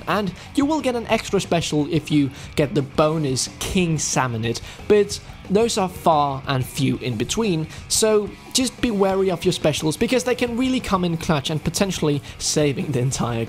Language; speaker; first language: English; non-native, fluent; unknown